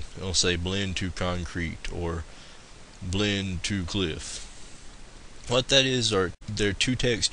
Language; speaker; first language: English; native; English